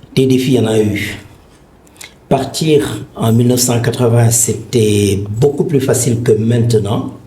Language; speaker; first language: French; non-native, local second language; Wolof